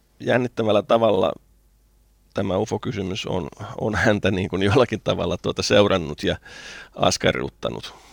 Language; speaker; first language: Finnish; native; Finnish